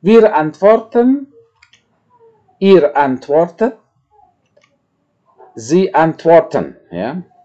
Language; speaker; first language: German; non-native, fluent; Indonesian